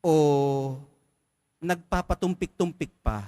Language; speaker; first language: Filipino; native; Filipino